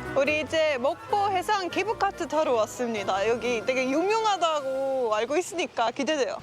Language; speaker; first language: Korean; non-native, learner; Estonian